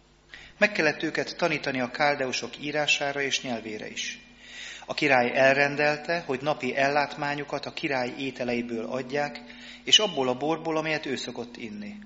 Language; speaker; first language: Hungarian; native; Hungarian